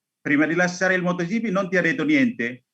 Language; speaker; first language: Italian; non-native, learner; Indonesian